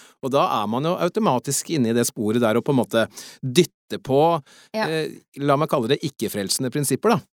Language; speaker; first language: Norwegian; native; Norwegian